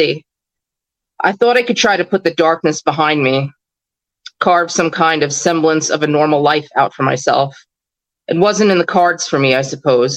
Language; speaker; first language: English; native; English